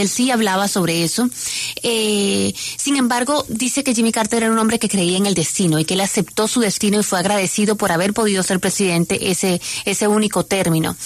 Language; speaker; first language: Spanish; native; Spanish